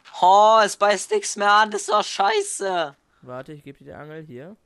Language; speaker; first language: German; native; German